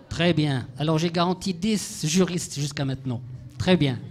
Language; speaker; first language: French; non-native, local second language; Arabic